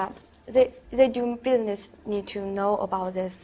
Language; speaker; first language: English; non-native, learner; Chinese